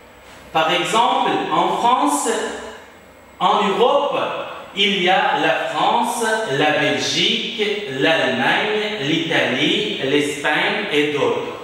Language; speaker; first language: French; non-native, fluent; Uzbek